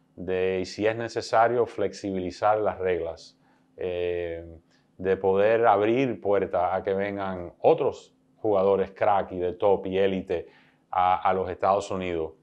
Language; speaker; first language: Spanish; early bilingual, heritage; Spanish